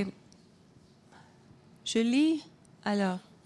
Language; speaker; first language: French; non-native, fluent; Icelandic